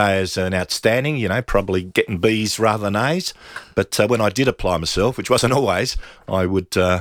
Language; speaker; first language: English; native; English